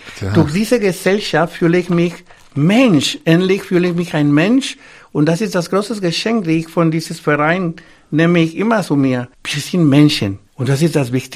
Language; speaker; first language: German; non-native, fluent; Spanish